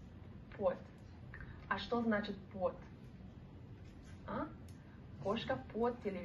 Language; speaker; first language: Russian; non-native, fluent; English